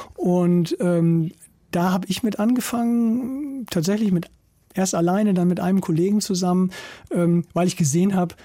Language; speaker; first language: German; native; German